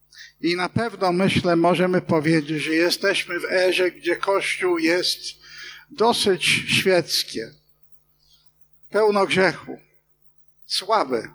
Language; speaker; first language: Polish; non-native, fluent; English